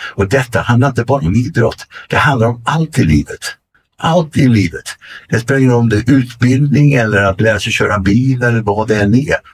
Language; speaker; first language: Swedish; native; Swedish